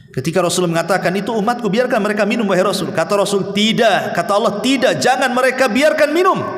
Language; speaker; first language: Malay; native; Malay